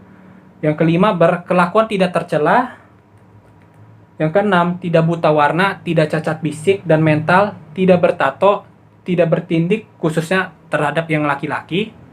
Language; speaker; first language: Indonesian; native; Indonesian